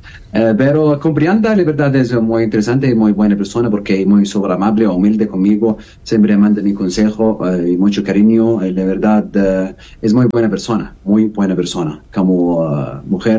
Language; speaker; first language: Spanish; non-native, learner; Arabic